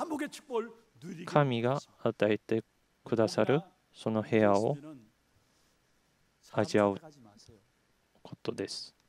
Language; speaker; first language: Japanese; non-native, fluent; Korean